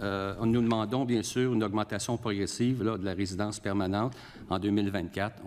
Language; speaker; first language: French; native; French